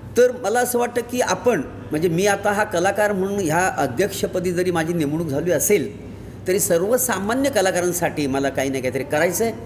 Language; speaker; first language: Marathi; native; Marathi